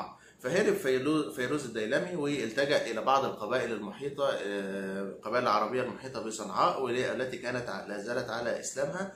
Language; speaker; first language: Arabic; native; Arabic